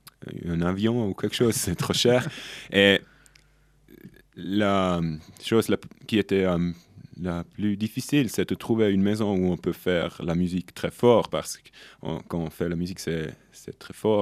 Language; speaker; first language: French; non-native, local second language; German